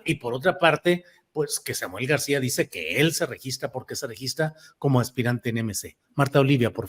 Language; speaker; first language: Spanish; native; Spanish